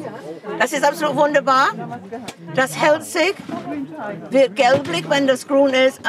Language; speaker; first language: German; non-native, fluent; English